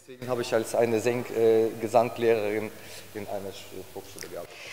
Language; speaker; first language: German; non-native, learner; Ukrainian